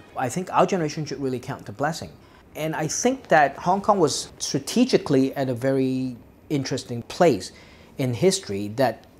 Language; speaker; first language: English; non-native, local second language; Cantonese